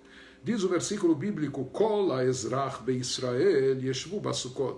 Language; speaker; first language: Portuguese; native; Portuguese